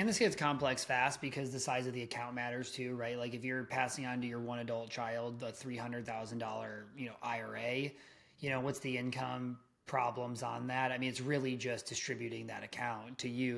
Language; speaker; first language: English; native; English